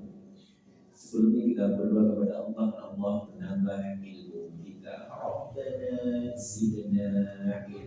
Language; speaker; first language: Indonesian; native; Indonesian